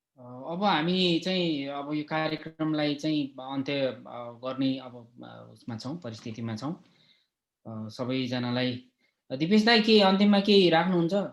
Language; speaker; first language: Nepali; native; Nepali